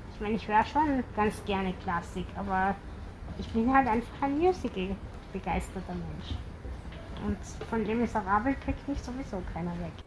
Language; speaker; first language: German; native; German